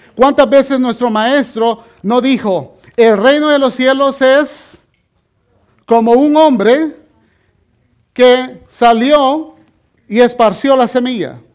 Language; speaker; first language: Spanish; native; Spanish